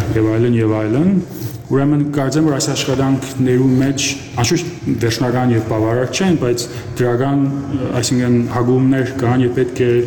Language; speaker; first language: Armenian; early bilingual, heritage; Armenian